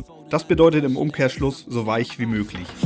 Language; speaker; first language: German; native; German